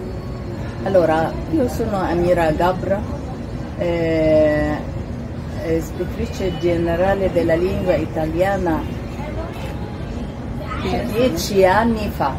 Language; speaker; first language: Italian; non-native, fluent; Arabic